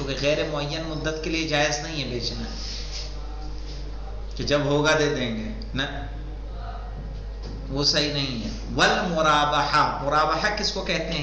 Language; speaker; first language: Urdu; native; Urdu